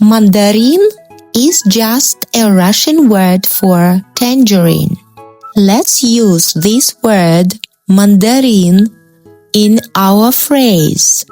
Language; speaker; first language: English; non-native, fluent; Russian